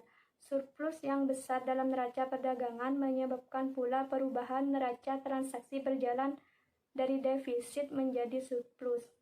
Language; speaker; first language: Indonesian; native; Indonesian